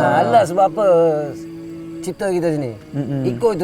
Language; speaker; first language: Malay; non-native, local second language; Tamil